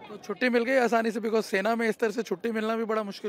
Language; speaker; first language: Hindi; native; Hindi